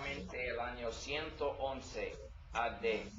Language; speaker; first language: Spanish; non-native, learner; English